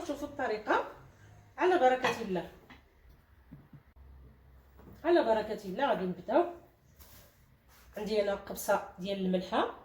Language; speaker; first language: Arabic; native; Arabic